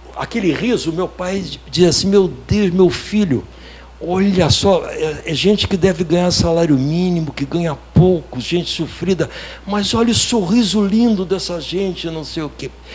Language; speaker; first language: Portuguese; early bilingual, other home language; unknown